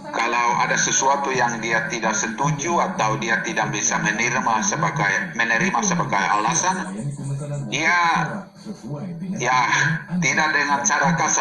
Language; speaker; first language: Indonesian; non-native, fluent; Finnish